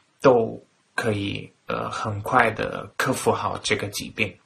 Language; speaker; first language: Chinese; non-native, fluent; Italian